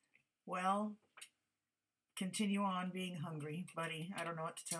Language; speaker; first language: English; native; English